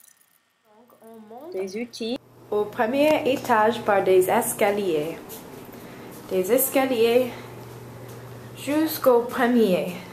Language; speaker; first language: French; non-native, learner; English